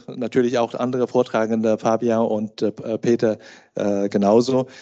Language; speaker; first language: German; native; German